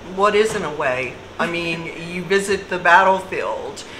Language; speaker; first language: English; native; English